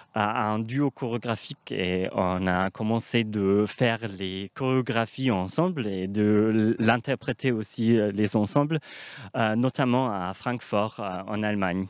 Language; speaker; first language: French; non-native, fluent; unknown